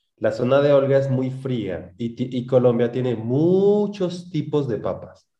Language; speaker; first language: Spanish; native; Spanish